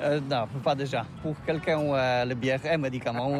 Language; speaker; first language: French; non-native, learner; Polish